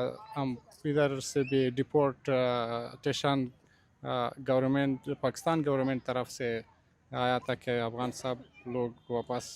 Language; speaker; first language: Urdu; non-native, learner; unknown